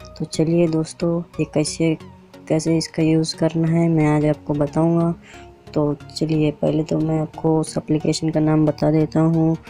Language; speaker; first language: Hindi; native; Hindi